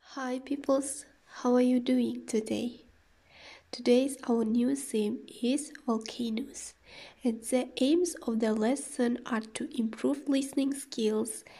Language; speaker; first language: English; non-native, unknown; Kazakh